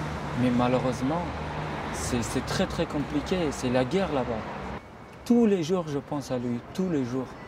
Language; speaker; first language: French; non-native, fluent; Persian